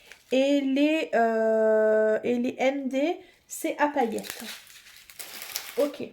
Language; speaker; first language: French; native; French